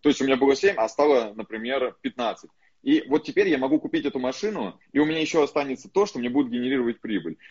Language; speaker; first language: Russian; native; Russian